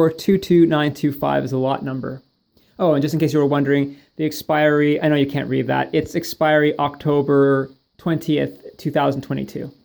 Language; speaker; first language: English; native; English